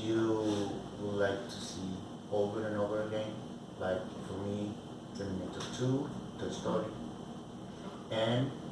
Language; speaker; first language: English; non-native, learner; Spanish